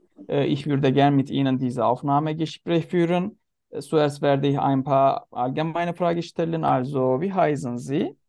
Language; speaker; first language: German; non-native, learner; Turkish